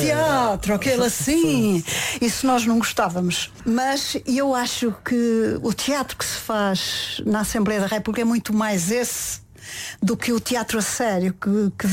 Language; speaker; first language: Portuguese; native; Portuguese